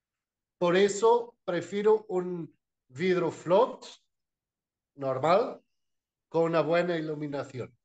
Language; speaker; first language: Spanish; non-native, fluent; Portuguese